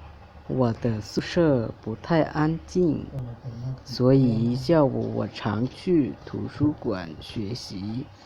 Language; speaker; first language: Chinese; non-native, learner; Lao